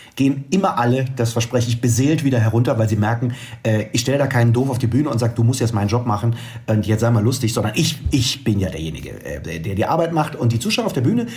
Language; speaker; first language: German; native; German